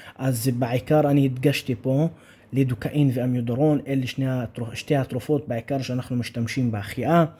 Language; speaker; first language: Hebrew; non-native, local second language; Arabic